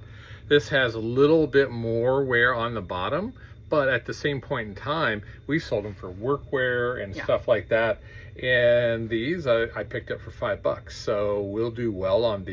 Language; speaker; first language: English; native; English